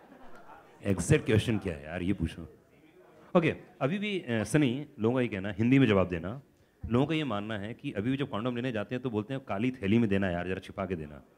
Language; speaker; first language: Hindi; native; Hindi